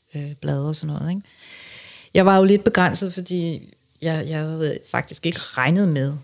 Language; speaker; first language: Danish; early bilingual, other home language; English